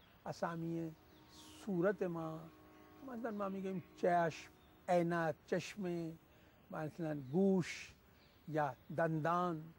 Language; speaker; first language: Persian; non-native, fluent; Urdu